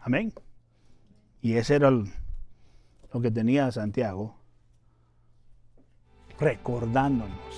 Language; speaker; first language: Spanish; native; Spanish